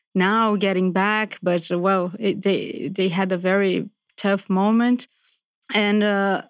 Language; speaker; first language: English; non-native, fluent; Portuguese